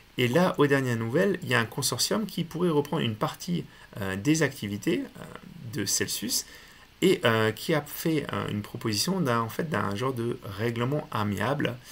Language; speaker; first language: French; native; French